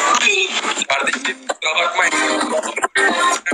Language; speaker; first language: Turkish; native; Turkish